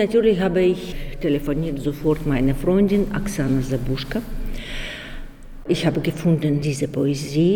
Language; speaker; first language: German; non-native, learner; Ukrainian